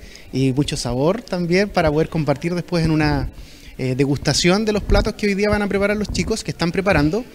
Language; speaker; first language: Spanish; native; Spanish